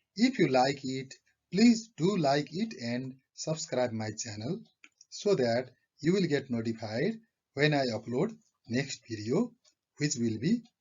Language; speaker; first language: English; non-native, local second language; Nepali